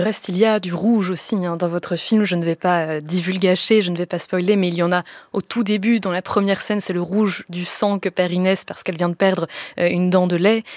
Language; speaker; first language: French; native; French